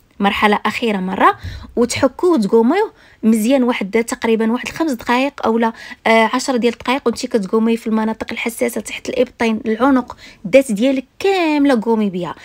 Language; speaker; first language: Arabic; native; Arabic